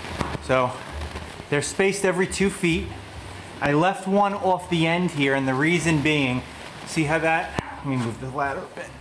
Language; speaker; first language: English; native; English